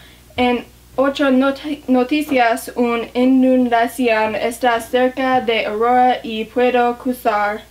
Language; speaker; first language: Spanish; non-native, learner; English